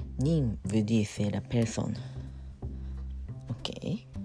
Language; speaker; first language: French; non-native, fluent; Japanese